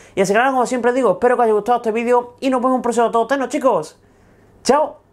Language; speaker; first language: Spanish; native; Spanish